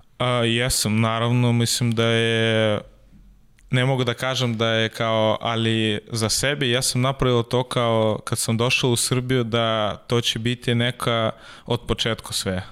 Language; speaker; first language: Serbian; non-native, learner; Russian